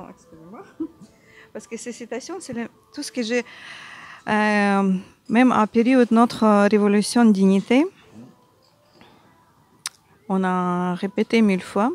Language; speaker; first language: French; non-native, learner; Ukrainian